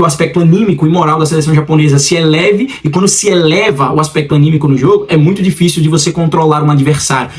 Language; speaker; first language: Portuguese; native; Portuguese